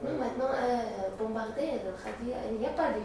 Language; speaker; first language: French; non-native, learner; Arabic